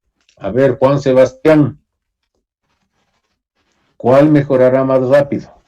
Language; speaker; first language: Spanish; native; Spanish